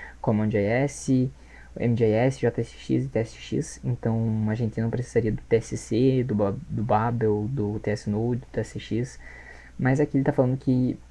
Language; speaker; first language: Portuguese; native; Portuguese